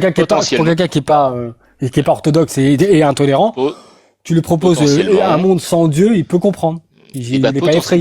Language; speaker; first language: French; native; French